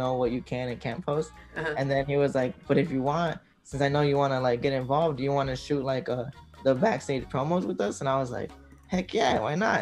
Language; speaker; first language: English; native; English